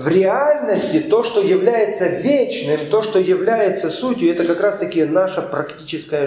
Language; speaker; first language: Polish; non-native, learner; Russian